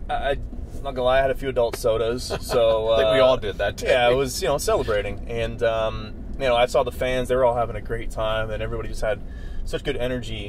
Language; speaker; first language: English; native; English